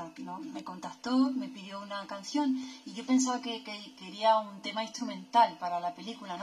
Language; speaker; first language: Spanish; native; Spanish